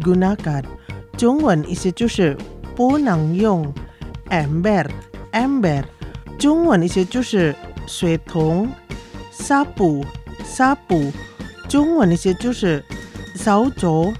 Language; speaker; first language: Chinese; non-native, fluent; Indonesian